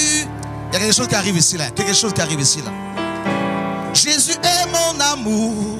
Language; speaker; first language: French; non-native, local second language; Lingala